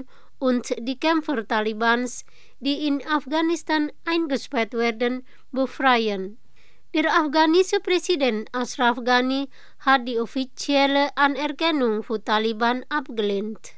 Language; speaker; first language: German; non-native, fluent; Indonesian